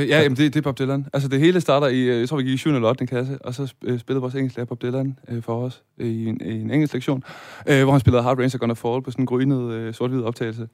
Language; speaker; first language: Danish; native; Danish